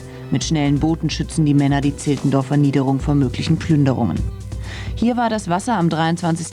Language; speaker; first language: German; native; German